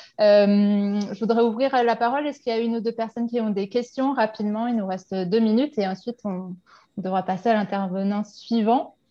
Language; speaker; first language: French; native; French